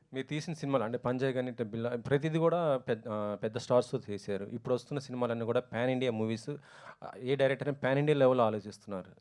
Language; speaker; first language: Telugu; native; Telugu